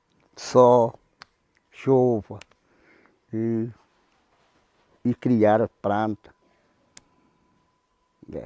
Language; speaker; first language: Portuguese; non-native, local second language; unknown